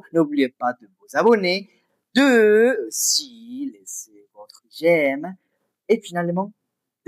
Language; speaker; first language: French; non-native, fluent; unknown